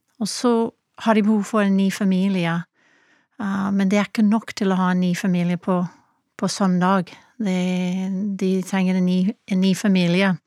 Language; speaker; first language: Norwegian; non-native, fluent; English